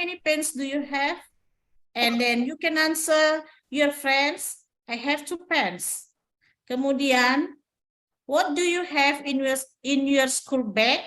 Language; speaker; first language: English; non-native, learner; Indonesian